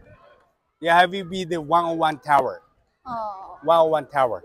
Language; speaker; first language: English; non-native, learner; Chinese